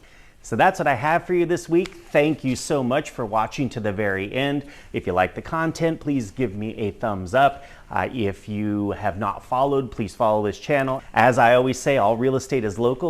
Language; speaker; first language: English; native; English